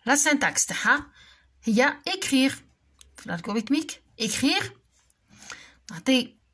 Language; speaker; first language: French; non-native, local second language; Arabic